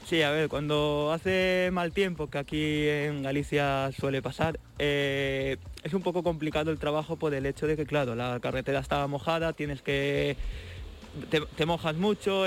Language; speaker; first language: Spanish; native; Spanish